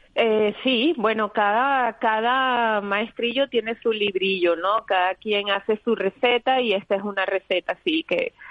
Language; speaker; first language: Spanish; native; Spanish